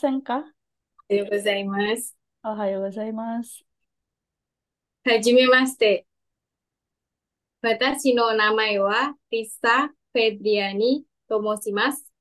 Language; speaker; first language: Japanese; non-native, learner; Indonesian